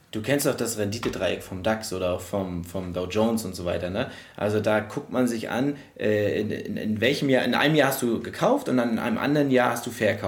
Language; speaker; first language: German; native; German